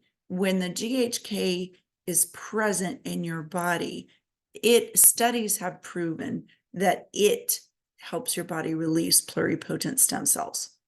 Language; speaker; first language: English; native; English